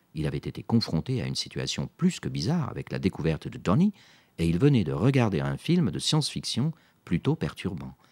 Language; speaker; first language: French; native; French